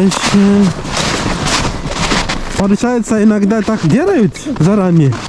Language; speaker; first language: Russian; non-native, learner; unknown